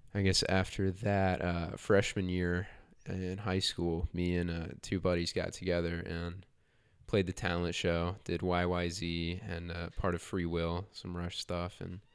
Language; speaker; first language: English; native; English